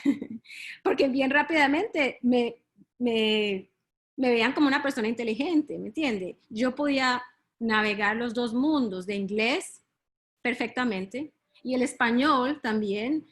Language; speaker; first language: Spanish; early bilingual, heritage; Spanish